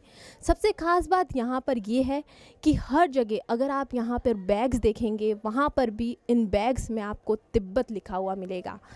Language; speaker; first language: Hindi; native; Hindi